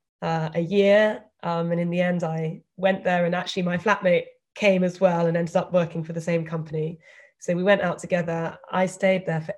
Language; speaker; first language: English; native; English